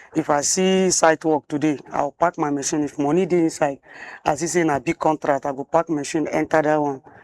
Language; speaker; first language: Nigerian Pidgin; non-native, local second language; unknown